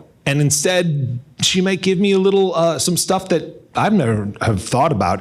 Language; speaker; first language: English; native; English